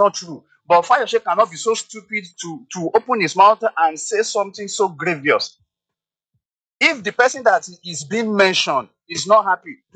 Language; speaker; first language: English; non-native, local second language; Yoruba